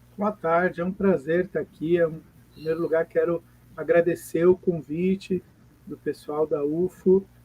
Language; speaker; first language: Portuguese; native; Portuguese